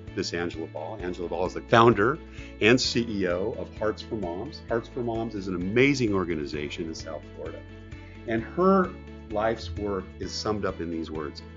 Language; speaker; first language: English; native; English